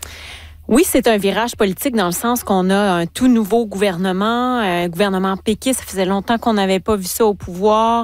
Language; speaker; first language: French; native; French